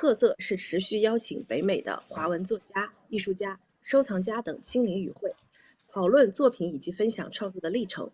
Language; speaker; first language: Chinese; native; Chinese